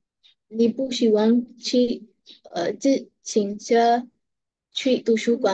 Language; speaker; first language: Chinese; non-native, learner; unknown